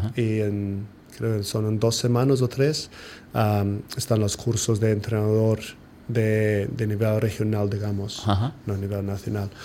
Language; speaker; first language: Spanish; non-native, fluent; English